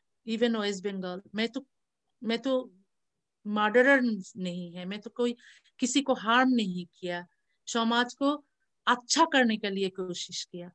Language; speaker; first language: Hindi; non-native, learner; Bangla